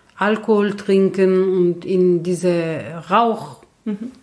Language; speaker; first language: German; non-native, fluent; Turkish